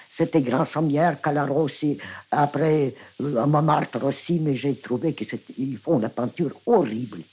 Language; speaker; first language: French; non-native, fluent; Russian